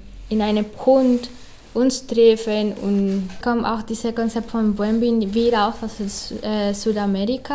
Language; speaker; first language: German; non-native, learner; Spanish